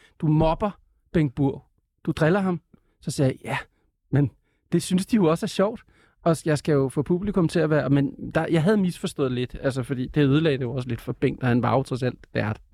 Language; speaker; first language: Danish; native; Danish